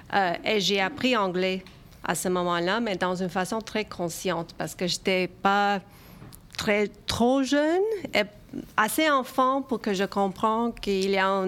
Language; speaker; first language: French; early bilingual, other home language; Romanian